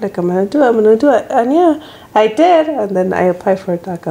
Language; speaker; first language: English; early bilingual, other home language; Spanish